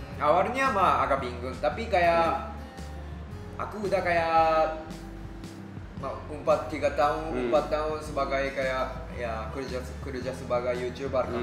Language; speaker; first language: Indonesian; non-native, fluent; Japanese